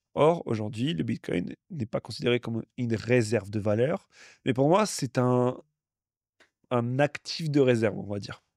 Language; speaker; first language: French; non-native, fluent; Russian